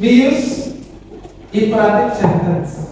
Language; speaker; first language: English; non-native, learner; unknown